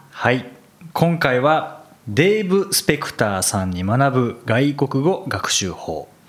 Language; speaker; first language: Japanese; native; Japanese